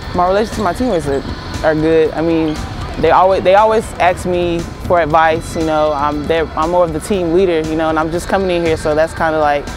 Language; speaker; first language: English; native; English